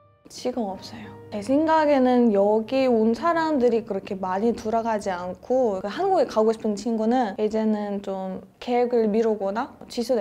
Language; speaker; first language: Korean; non-native, fluent; Russian